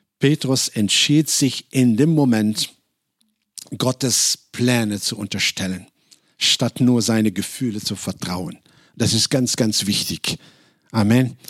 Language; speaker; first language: German; non-native, fluent; Arabic